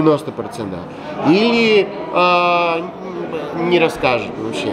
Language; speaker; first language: Russian; non-native, fluent; Greek